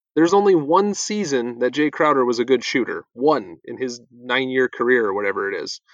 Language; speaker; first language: English; native; English